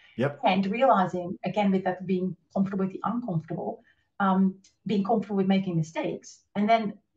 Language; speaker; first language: English; non-native, fluent; Dutch